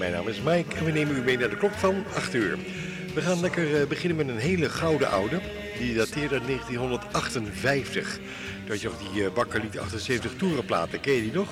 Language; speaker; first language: Dutch; native; Dutch